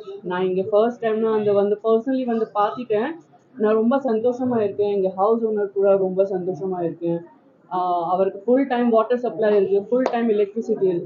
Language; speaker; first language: Tamil; non-native, learner; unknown